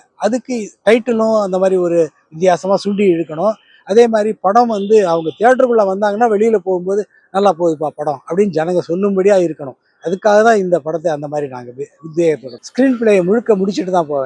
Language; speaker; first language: Tamil; native; Tamil